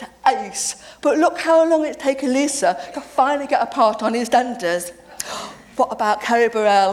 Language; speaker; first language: English; native; English